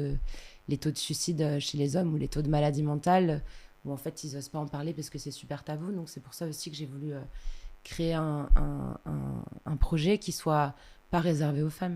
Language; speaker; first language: French; native; French